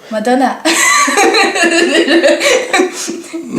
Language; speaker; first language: French; non-native, learner; Bulgarian